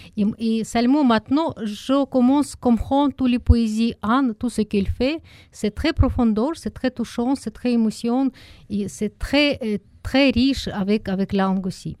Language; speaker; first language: French; non-native, learner; Russian